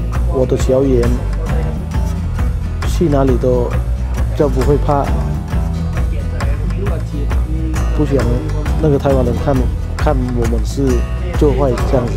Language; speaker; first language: Chinese; non-native, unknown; Thai